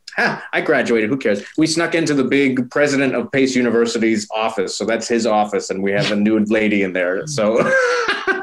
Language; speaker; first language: English; native; English